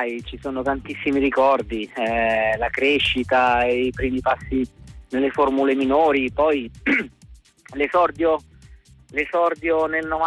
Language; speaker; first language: Italian; native; Italian